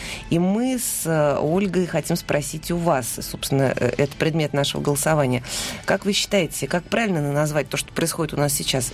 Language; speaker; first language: Russian; native; Russian